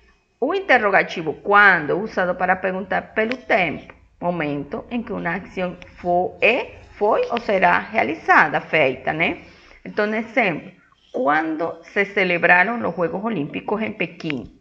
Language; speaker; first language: Portuguese; non-native, fluent; Spanish